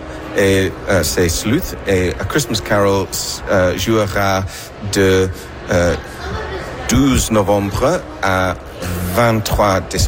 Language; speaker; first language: French; non-native, learner; English